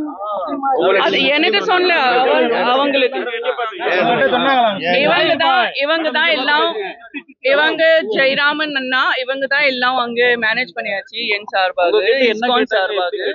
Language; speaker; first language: Tamil; non-native, local second language; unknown